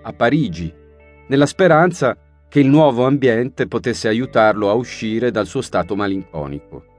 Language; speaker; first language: Italian; native; Italian